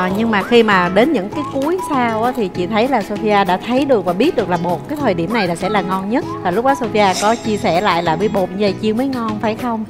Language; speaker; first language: Vietnamese; native; Vietnamese